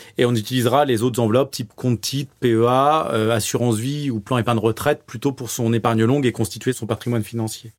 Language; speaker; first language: French; native; French